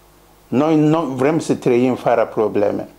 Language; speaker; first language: Romanian; non-native, learner; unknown